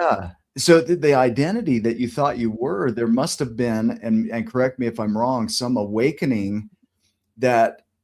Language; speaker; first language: English; native; English